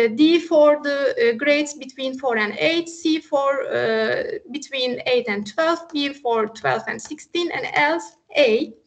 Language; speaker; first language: English; non-native, fluent; Turkish